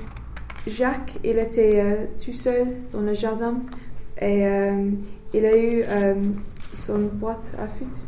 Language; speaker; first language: French; non-native, learner; English